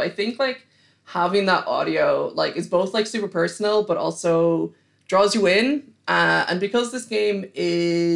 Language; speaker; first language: English; native; English